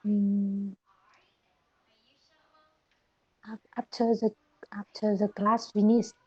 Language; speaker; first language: English; non-native, learner; Vietnamese